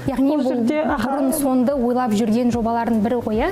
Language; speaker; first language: Kazakh; native; Kazakh